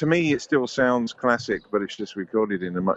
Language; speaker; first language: English; native; English